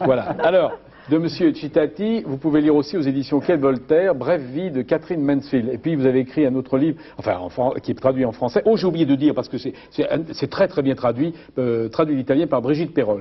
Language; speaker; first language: French; native; French